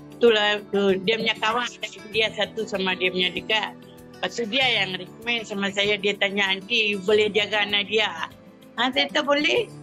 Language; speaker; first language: Malay; non-native, local second language; Tamil